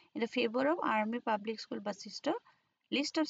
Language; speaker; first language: English; non-native, local second language; Assamese